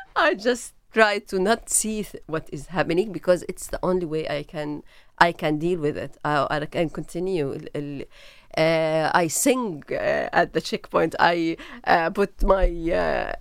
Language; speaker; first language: English; non-native, learner; Arabic